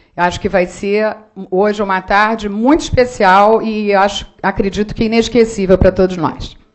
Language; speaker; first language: Portuguese; native; Portuguese